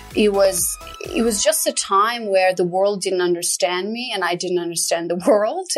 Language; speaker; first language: English; non-native, fluent; Romanian